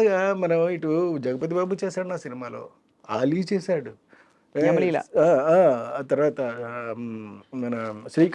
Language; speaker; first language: Telugu; native; Telugu